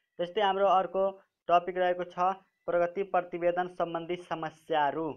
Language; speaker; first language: Nepali; non-native, local second language; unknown